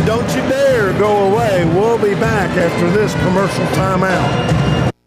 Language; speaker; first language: English; native; English